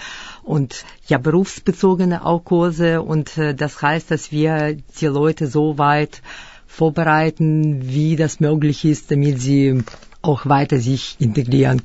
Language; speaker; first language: German; early bilingual, other home language; Russian